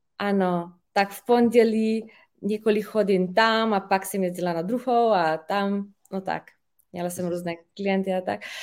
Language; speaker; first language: Czech; non-native, fluent; Slovenian